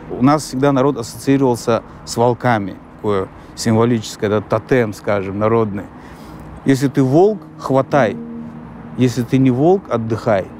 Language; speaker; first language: Russian; non-native, local second language; Chechen